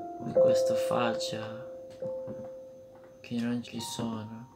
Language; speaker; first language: Italian; non-native, learner; Spanish